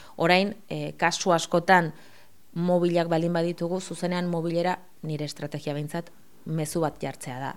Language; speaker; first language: Basque; native; Basque